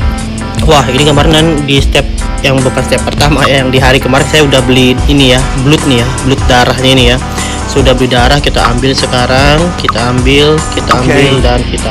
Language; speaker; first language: Indonesian; native; Indonesian